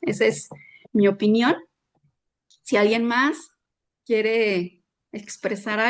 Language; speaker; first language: Spanish; native; Spanish